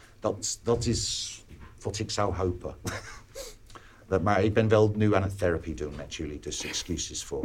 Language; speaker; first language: Dutch; non-native, fluent; English